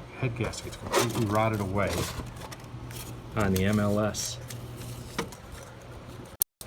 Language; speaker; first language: English; native; English